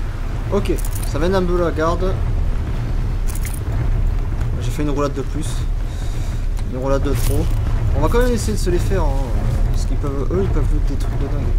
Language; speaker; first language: French; native; French